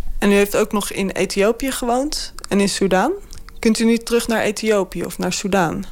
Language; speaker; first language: Dutch; native; Dutch